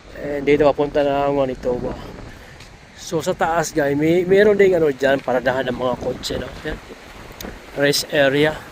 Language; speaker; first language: Filipino; non-native, local second language; Cebuano